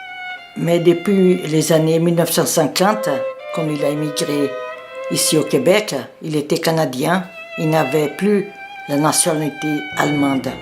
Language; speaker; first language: French; non-native, fluent; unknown